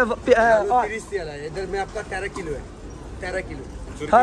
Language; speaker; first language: Hindi; non-native, learner; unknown